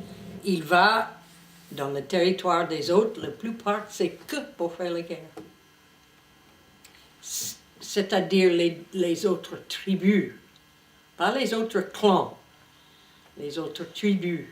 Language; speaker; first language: French; non-native, fluent; English